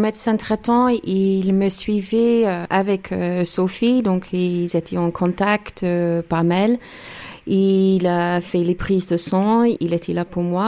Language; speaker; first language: French; non-native, learner; English